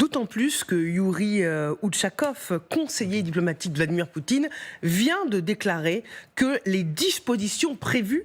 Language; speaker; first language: French; native; French